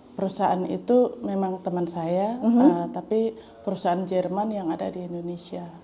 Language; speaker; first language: Indonesian; native; Indonesian